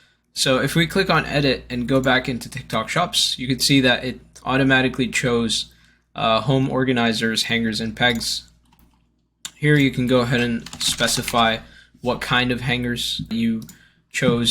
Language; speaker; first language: English; native; English